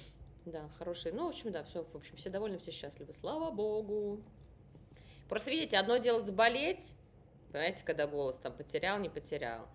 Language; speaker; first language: Russian; native; Russian